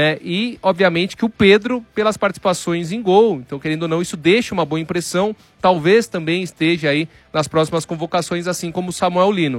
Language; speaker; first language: Portuguese; native; Portuguese